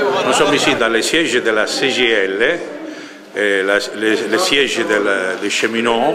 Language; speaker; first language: French; non-native, fluent; Italian